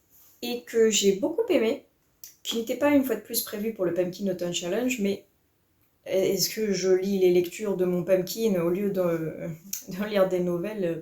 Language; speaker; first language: French; native; French